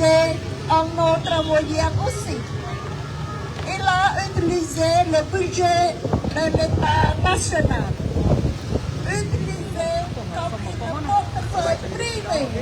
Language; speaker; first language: French; non-native, fluent; Khmer